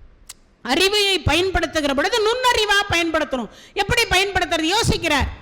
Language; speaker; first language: Tamil; native; Tamil